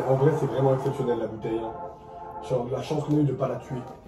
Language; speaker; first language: French; native; French